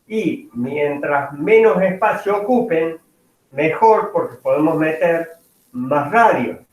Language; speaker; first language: Spanish; native; Spanish